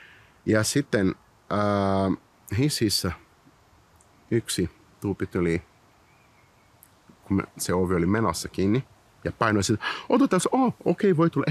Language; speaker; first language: Finnish; non-native, fluent; Portuguese